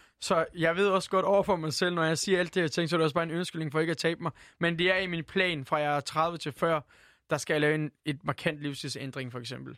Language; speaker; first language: Danish; early bilingual, other home language; Turkish